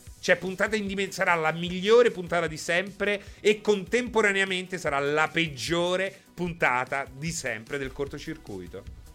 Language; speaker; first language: Italian; native; Italian